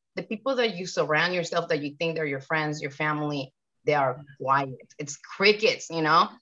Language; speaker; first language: English; non-native, fluent; Spanish